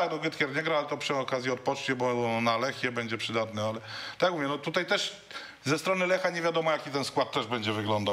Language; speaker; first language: Polish; native; Polish